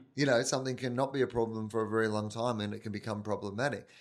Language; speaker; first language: English; native; English